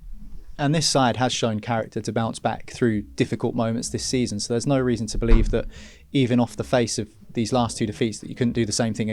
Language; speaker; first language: English; native; English